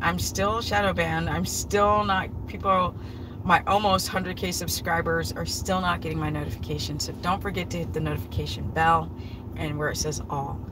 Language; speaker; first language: English; native; English